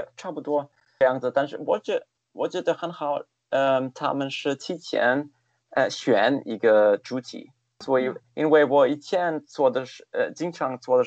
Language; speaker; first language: Chinese; non-native, fluent; German